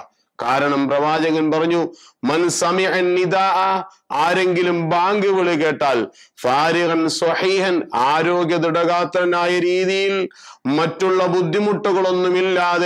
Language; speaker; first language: Malayalam; native; Malayalam